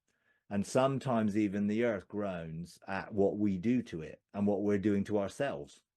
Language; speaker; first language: English; native; English